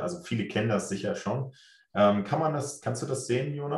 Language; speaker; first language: German; native; German